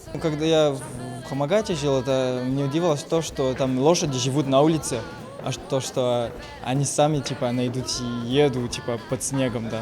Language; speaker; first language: Russian; non-native, learner; French